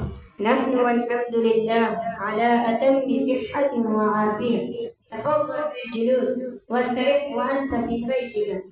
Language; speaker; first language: Arabic; non-native, learner; Urdu